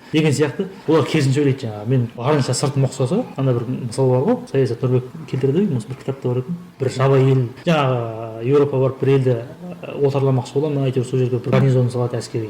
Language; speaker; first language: Kazakh; native; Kazakh